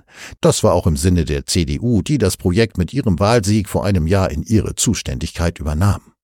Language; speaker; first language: German; native; German